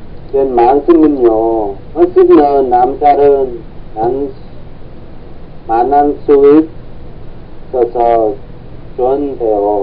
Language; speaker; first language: Korean; non-native, learner; Vietnamese